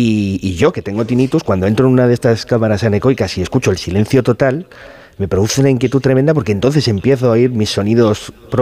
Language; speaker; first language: Spanish; native; Spanish